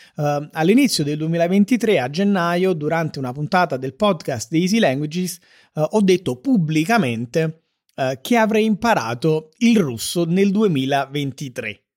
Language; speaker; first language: Italian; native; Italian